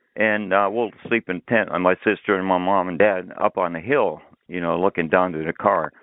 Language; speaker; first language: English; early bilingual, other home language; Finnish